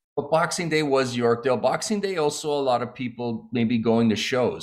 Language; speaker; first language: English; early bilingual, other home language; Italian